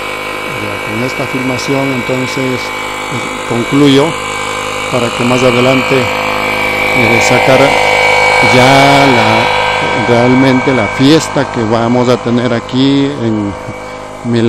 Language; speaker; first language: Spanish; native; Spanish